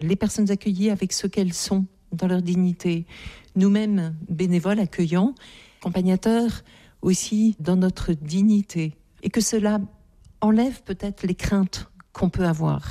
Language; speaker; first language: French; native; French